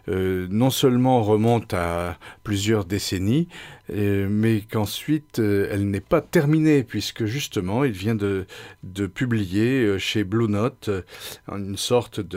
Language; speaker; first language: French; native; French